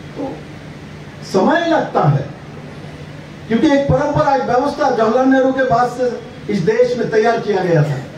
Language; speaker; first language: Hindi; non-native, local second language; Bangla